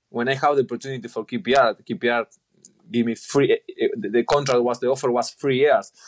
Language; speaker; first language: English; non-native, fluent; Spanish